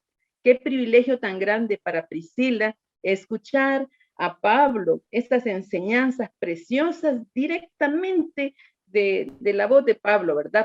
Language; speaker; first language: Spanish; native; Spanish